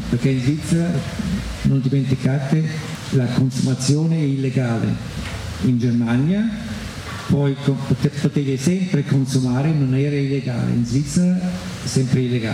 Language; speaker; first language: Italian; non-native, fluent; German